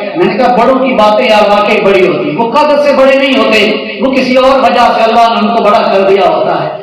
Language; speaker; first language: Urdu; non-native, local second language; Punjabi